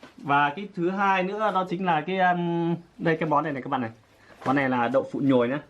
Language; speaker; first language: Vietnamese; non-native, local second language; Iu Mien